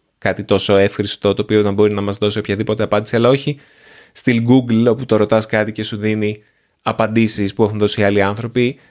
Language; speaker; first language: Greek; native; Greek